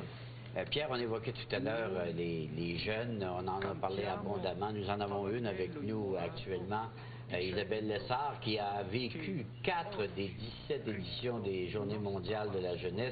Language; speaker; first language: French; native; French